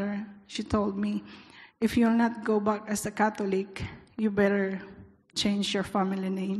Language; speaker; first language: English; non-native, local second language; Iloko